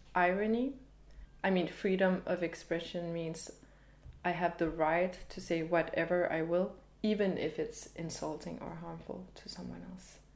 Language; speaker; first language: English; early bilingual, other home language; Danish